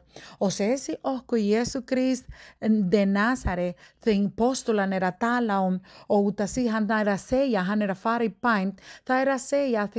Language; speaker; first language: Icelandic; non-native, learner; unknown